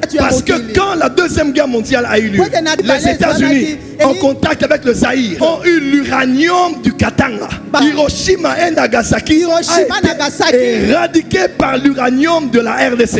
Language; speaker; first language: French; non-native, local second language; Lingala